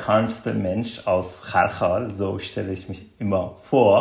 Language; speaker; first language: German; non-native, fluent; Persian